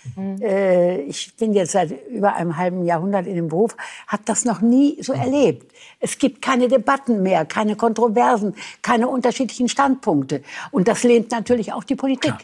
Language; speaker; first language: German; native; German